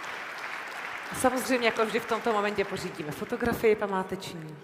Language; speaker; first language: Czech; native; Czech